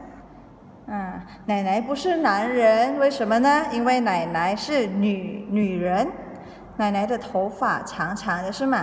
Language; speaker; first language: Chinese; early bilingual, heritage; Indonesian